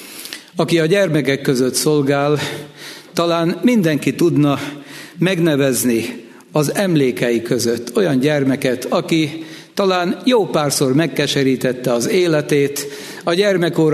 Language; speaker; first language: Hungarian; native; Hungarian